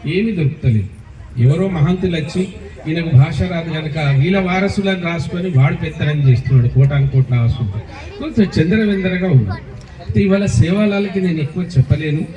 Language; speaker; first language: Telugu; non-native, local second language; Lambadi